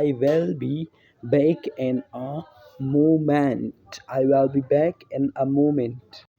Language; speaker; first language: English; non-native, local second language; Urdu